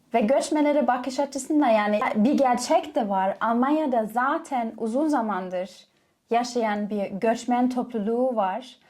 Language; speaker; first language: Turkish; non-native, fluent; German